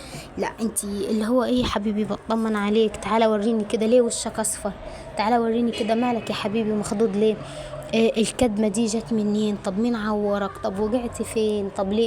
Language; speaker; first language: Arabic; native; Arabic